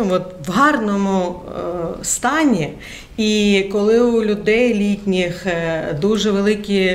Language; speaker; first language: Ukrainian; non-native, local second language; Russian